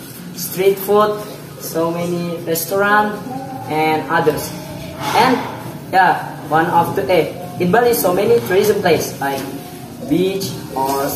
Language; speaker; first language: English; non-native, learner; Indonesian